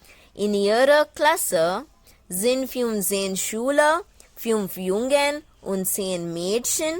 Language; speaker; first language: German; non-native, fluent; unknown